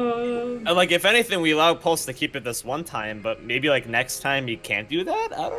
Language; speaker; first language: English; native; English